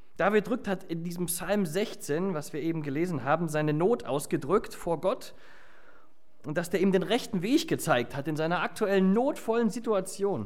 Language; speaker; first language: German; native; German